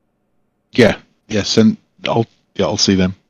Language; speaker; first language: English; native; English